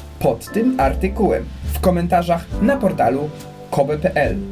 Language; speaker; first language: Polish; native; Polish